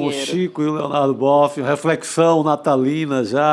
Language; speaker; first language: Portuguese; native; Portuguese